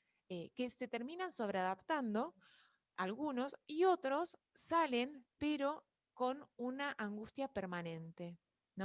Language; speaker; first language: Spanish; native; Spanish